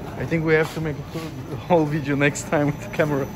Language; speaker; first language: English; non-native, fluent; German